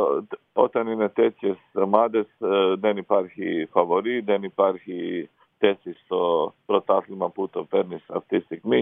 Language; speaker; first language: Greek; non-native, fluent; Croatian